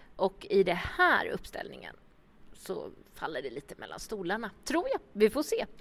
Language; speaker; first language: Swedish; native; Swedish